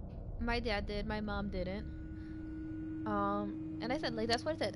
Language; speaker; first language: English; native; English